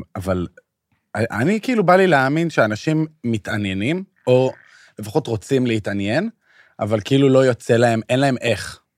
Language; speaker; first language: Hebrew; native; Hebrew